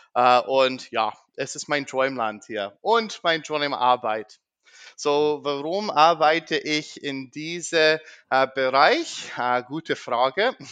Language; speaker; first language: German; non-native, learner; English